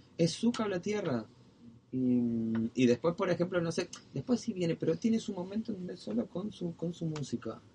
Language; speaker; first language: Spanish; native; Spanish